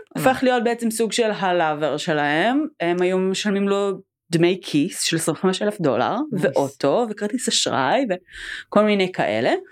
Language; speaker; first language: Hebrew; native; Hebrew